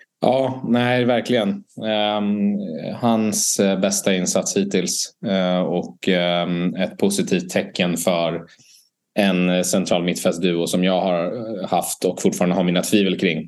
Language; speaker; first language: Swedish; native; Swedish